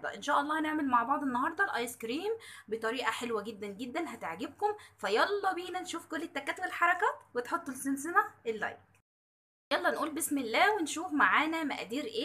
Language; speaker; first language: Arabic; native; Arabic